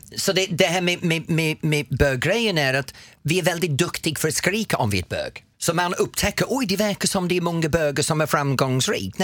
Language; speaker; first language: Swedish; non-native, fluent; English